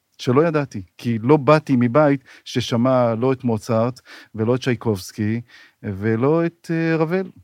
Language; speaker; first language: Hebrew; native; Hebrew